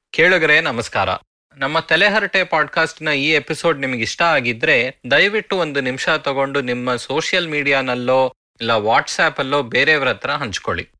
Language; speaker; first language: Kannada; native; Kannada